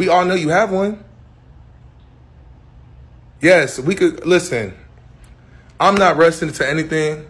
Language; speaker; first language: English; native; English